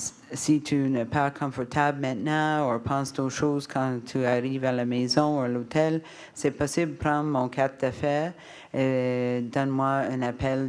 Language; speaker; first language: French; non-native, learner; English